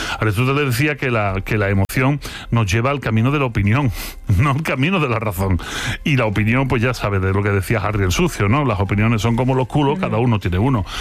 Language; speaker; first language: Spanish; native; Spanish